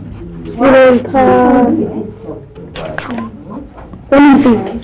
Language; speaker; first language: French; non-native, learner; English